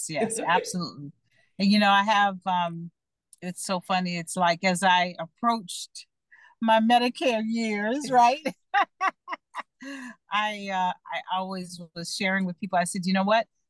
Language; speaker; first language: English; native; English